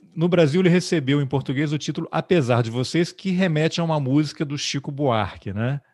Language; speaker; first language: Portuguese; native; Portuguese